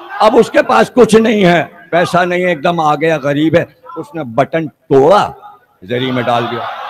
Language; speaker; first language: Urdu; native; Urdu